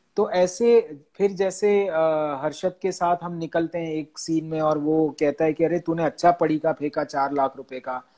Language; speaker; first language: Hindi; non-native, local second language; Gujarati